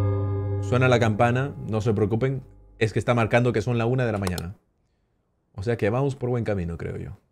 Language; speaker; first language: Spanish; native; Spanish